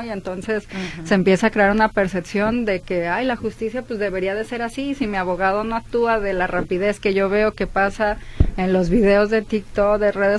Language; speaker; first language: Spanish; native; Spanish